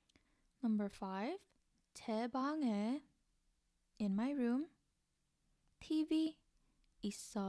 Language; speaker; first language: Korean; non-native, learner; English